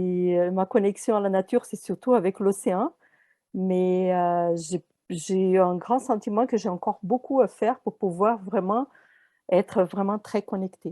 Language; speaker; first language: French; non-native, fluent; Portuguese